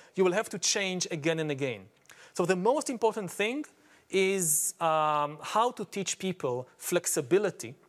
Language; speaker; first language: English; non-native, fluent; Hebrew